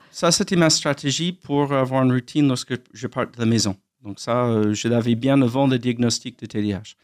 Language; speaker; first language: French; non-native, fluent; English